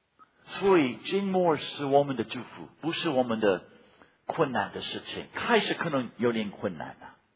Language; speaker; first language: Chinese; non-native, fluent; English